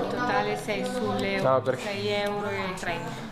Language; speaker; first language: Italian; native; Italian